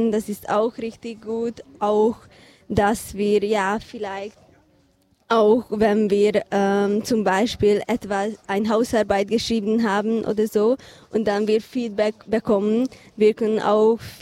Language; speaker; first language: German; non-native, fluent; Hungarian